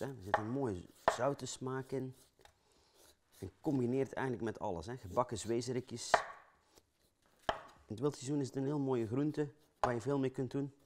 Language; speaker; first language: Dutch; native; Dutch